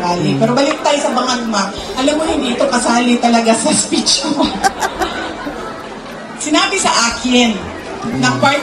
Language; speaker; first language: Filipino; non-native, local second language; Cebuano